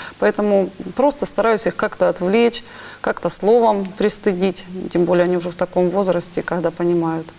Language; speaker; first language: Russian; native; Russian